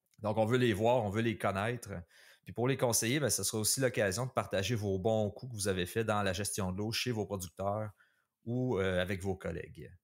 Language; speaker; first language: French; native; French